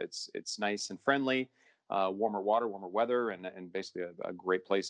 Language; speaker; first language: English; native; English